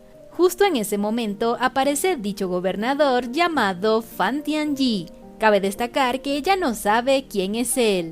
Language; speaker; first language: Spanish; native; Spanish